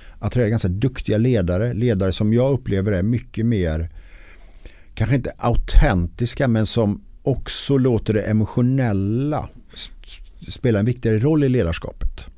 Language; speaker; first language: Swedish; native; Swedish